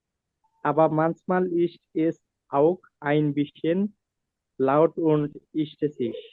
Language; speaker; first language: German; non-native, learner; Bangla